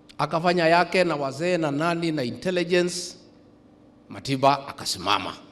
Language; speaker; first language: Swahili; non-native, local second language; Kikuyu